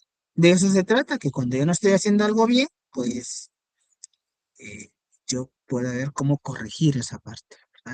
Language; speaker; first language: Spanish; native; Spanish